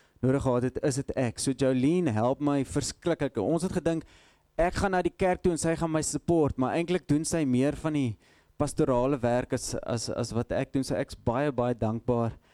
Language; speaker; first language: Afrikaans; non-native, local second language; English